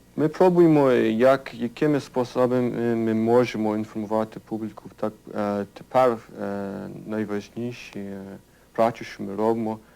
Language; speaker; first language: Ukrainian; early bilingual, heritage; Ukrainian